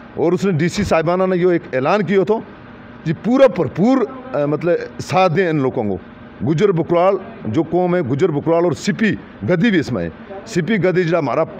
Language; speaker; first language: Hindi; non-native, local second language; Gujari